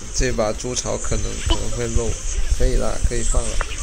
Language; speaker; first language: Chinese; native; Chinese